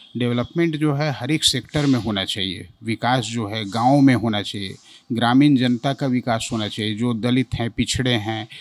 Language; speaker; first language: Hindi; native; Hindi